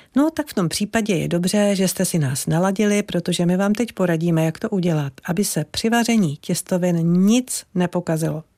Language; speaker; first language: Czech; native; Czech